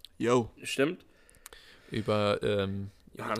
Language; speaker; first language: German; non-native, learner; English